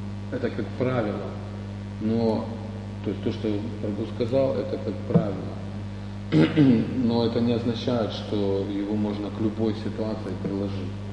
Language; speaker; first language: Russian; native; Russian